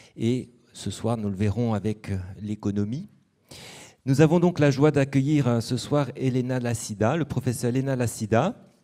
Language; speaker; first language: French; native; French